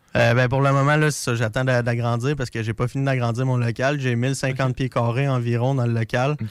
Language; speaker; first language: French; native; French